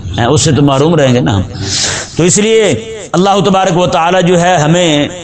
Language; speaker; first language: Urdu; non-native, local second language; Punjabi